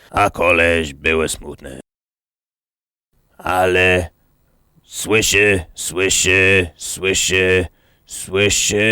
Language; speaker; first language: Polish; non-native, learner; English